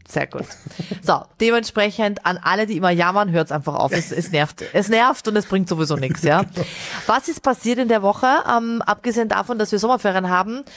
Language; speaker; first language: German; native; German